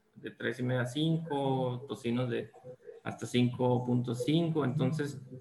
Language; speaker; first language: Spanish; native; Spanish